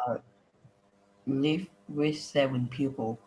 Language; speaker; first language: English; non-native, learner; Vietnamese